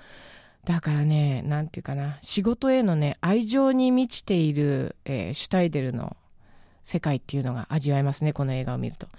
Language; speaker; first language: Japanese; native; Japanese